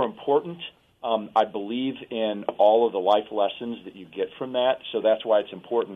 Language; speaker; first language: English; native; English